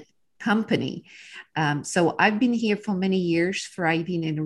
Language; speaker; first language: English; non-native, fluent; Polish